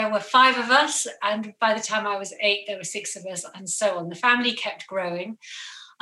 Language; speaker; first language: English; native; English